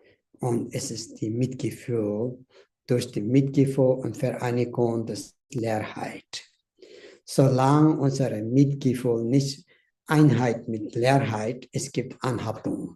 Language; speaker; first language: German; non-native, learner; Tibetan